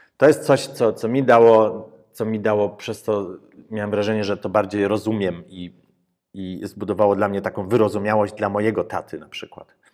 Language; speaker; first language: Polish; early bilingual, heritage; Polish